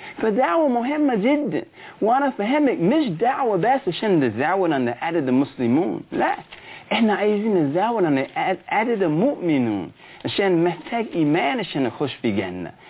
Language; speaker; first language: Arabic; non-native, learner; English